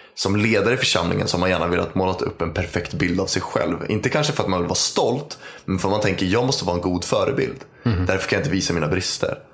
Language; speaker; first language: Swedish; native; Swedish